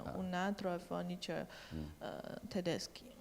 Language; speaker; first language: Italian; non-native, learner; Chinese